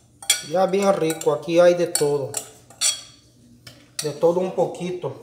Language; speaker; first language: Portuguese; non-native, learner; Spanish